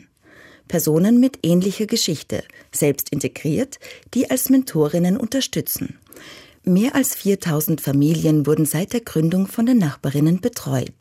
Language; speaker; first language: German; native; German